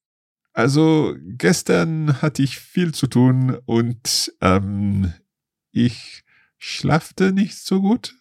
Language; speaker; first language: German; non-native, learner; English